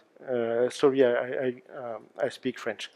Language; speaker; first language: English; non-native, learner; French